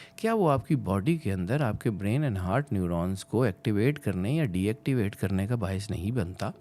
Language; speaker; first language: Urdu; non-native, local second language; Punjabi